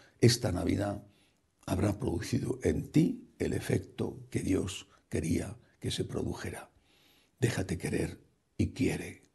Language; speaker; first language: Spanish; native; Spanish